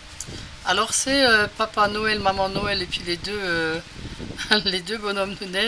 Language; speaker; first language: French; native; French